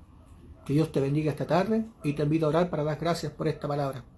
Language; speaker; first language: Spanish; native; Spanish